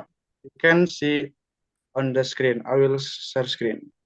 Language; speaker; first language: English; non-native, learner; Indonesian